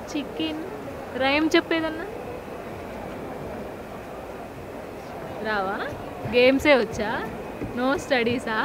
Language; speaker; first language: Telugu; native; Telugu